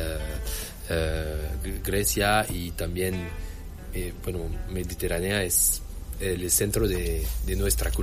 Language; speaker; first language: Spanish; non-native, learner; French